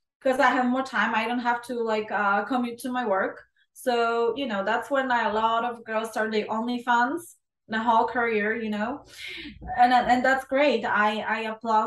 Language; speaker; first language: English; non-native, fluent; Italian